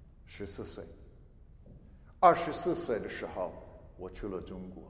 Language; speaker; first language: Chinese; non-native, fluent; English